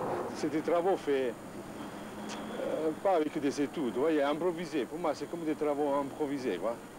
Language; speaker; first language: French; non-native, fluent; Italian